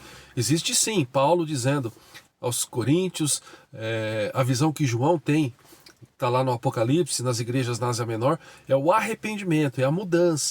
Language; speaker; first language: Portuguese; native; Portuguese